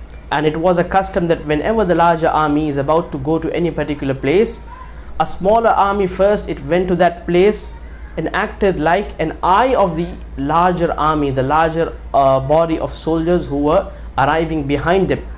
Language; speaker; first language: English; non-native, local second language; Urdu